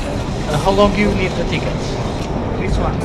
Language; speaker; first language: English; non-native, learner; Czech